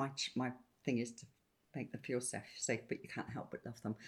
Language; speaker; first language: English; native; English